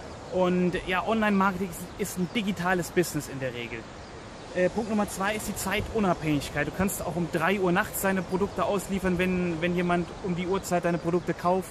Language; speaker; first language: German; native; German